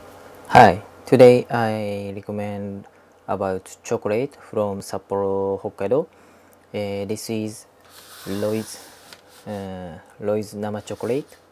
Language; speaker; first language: English; non-native, learner; Japanese